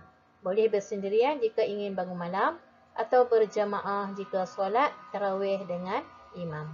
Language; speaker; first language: Malay; native; Malay